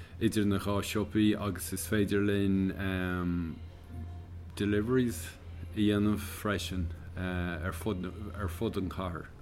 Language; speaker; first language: Irish; non-native, local second language; English